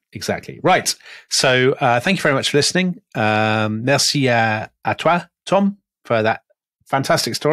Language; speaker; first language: English; native; English